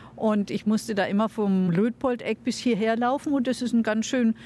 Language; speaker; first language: German; native; German